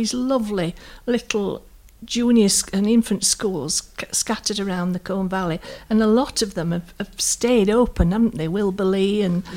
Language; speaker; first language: English; native; English